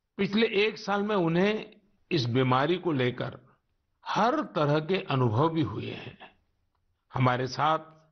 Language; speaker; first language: Hindi; non-native, local second language; Gujarati